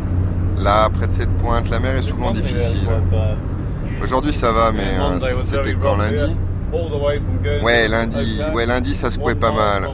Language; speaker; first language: French; non-native, local second language; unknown